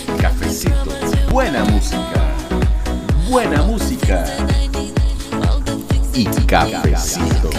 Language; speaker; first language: Spanish; native; Spanish